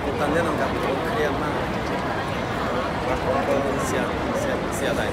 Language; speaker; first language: Thai; non-native, fluent; Korean